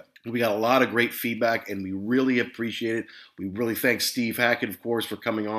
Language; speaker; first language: English; native; English